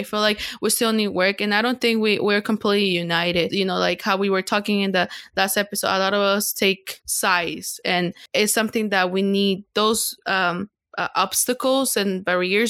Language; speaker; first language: English; non-native, fluent; Spanish